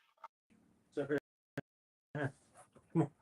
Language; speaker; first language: English; native; English